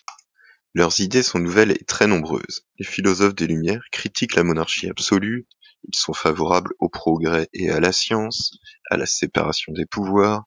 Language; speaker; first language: French; native; French